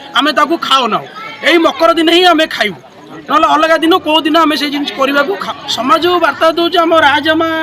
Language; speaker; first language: Odia; non-native, local second language; Telugu